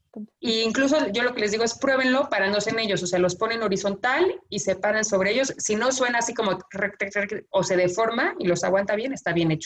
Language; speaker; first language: Spanish; native; Spanish